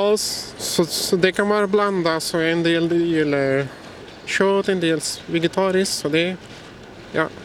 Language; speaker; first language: Swedish; non-native, learner; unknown